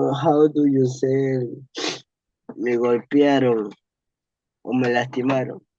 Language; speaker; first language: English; non-native, learner; Spanish